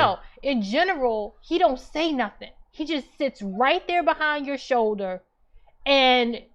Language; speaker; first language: English; native; English